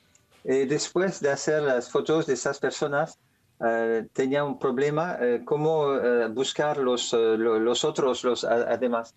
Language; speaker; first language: Spanish; non-native, learner; French